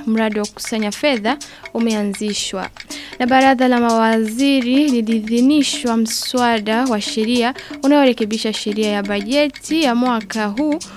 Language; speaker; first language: Swahili; non-native, local second language; Rundi